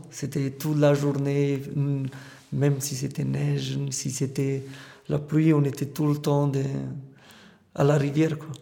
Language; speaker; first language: French; non-native, fluent; Romanian